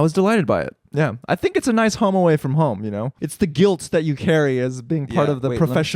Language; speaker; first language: English; native; English